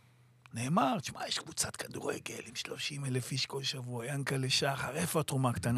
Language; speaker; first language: Hebrew; native; Hebrew